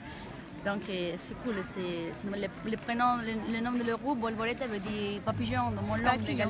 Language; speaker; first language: French; non-native, learner; Galician